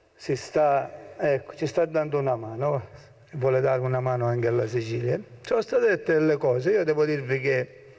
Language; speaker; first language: Italian; native; Italian